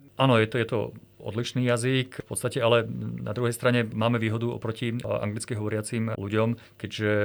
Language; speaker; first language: Slovak; native; Slovak